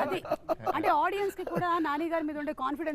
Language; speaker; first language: Telugu; native; Telugu